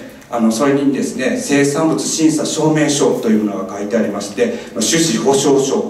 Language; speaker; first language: Japanese; native; Japanese